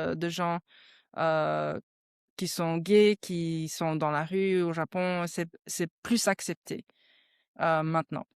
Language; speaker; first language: French; native; French